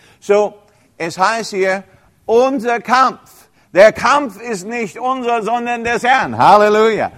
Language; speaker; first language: German; non-native, fluent; English